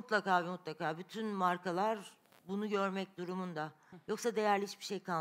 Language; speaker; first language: Turkish; native; Turkish